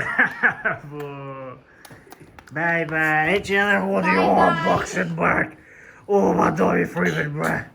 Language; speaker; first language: Albanian; native; Albanian